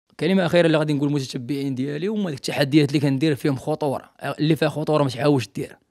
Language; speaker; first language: Arabic; native; Arabic